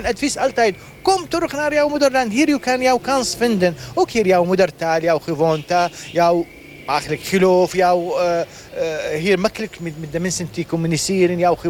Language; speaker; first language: Dutch; non-native, learner; Arabic